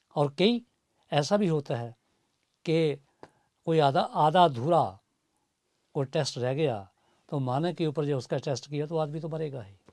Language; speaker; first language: Hindi; native; Hindi